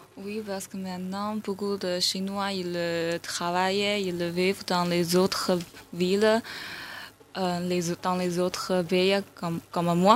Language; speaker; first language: French; non-native, learner; Chinese